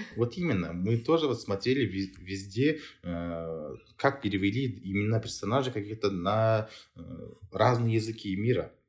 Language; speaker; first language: Russian; non-native, local second language; Kazakh